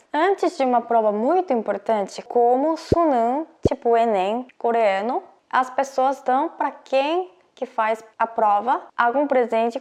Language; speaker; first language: Portuguese; non-native, fluent; Korean